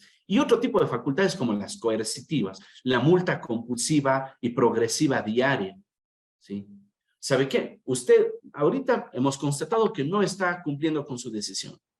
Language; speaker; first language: Spanish; native; Spanish